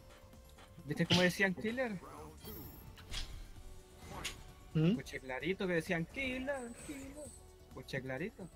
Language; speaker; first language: Spanish; native; Spanish